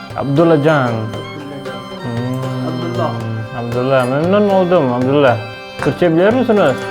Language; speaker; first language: Turkish; non-native, learner; Indonesian